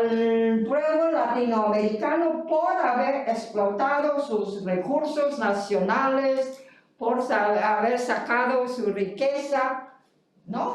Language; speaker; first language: Spanish; non-native, fluent; Chinese